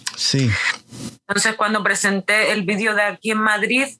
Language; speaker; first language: Spanish; native; Spanish